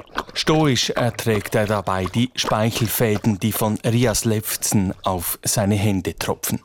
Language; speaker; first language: German; native; German